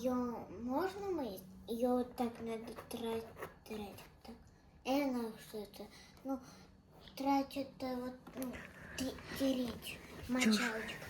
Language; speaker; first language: Russian; early bilingual, other home language; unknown